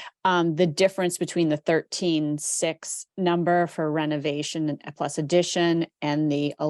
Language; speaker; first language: English; native; English